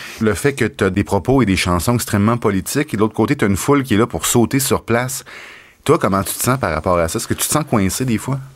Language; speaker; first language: French; native; French